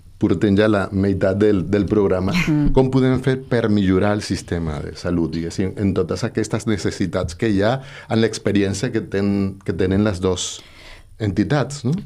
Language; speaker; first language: Catalan; non-native, local second language; Spanish